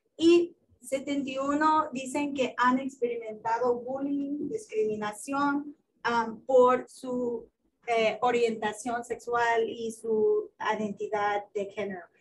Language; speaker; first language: Spanish; non-native, fluent; English